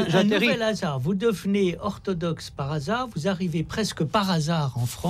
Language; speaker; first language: French; native; French